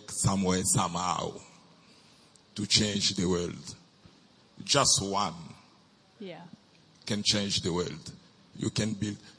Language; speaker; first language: English; non-native, fluent; French